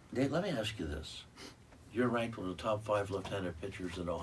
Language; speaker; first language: English; native; English